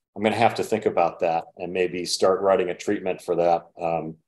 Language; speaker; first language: English; native; English